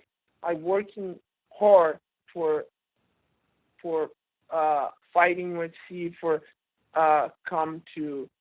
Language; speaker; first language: English; non-native, learner; Portuguese